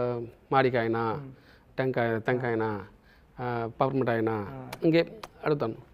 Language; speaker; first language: Telugu; non-native, local second language; Tamil